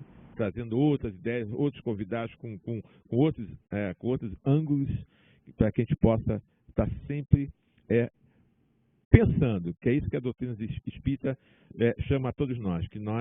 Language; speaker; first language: Portuguese; native; Portuguese